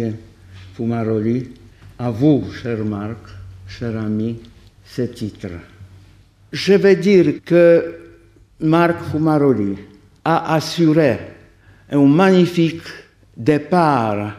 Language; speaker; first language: French; non-native, fluent; Polish